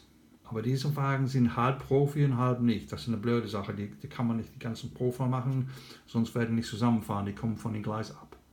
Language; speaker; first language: German; non-native, learner; English